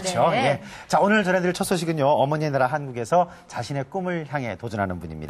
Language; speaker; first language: Korean; native; Korean